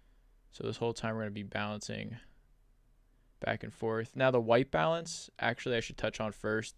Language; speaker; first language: English; native; English